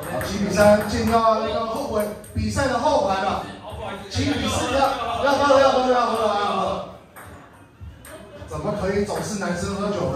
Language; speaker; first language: Chinese; native; Chinese